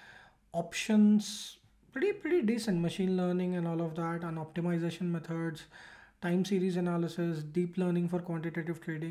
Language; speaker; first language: English; non-native, local second language; Hindi